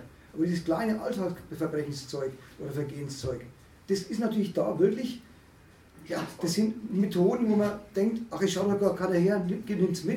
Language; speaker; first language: German; native; German